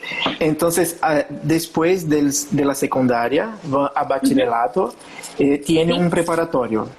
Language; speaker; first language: Spanish; non-native, learner; Portuguese